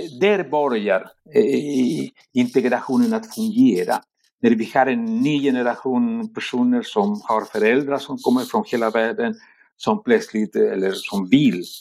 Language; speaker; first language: Swedish; non-native, fluent; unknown